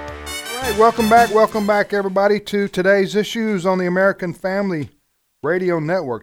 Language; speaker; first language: English; native; English